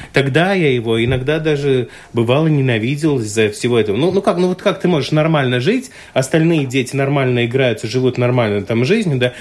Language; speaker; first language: Russian; non-native, local second language; Latvian